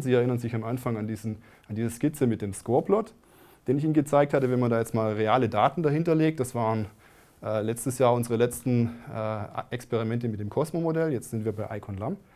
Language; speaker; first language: German; native; German